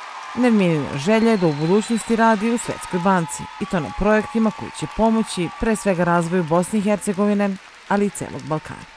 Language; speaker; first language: Serbian; native; Serbian